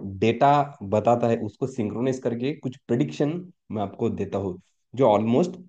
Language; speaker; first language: Hindi; non-native, local second language; Marathi